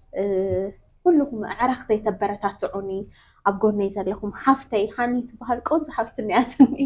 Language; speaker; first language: Tigrinya; non-native, local second language; Amharic